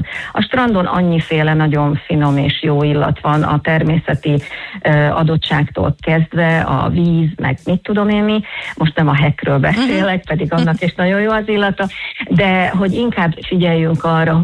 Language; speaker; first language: Hungarian; native; Hungarian